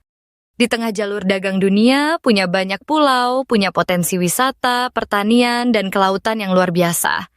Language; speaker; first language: Indonesian; native; Indonesian